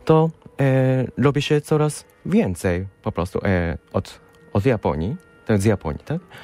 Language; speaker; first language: Polish; non-native, fluent; Japanese